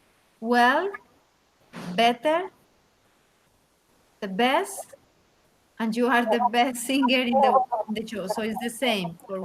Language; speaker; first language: English; non-native, learner; Spanish